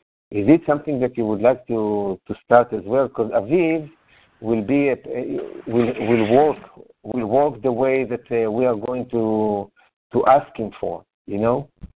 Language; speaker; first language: English; non-native, fluent; Hebrew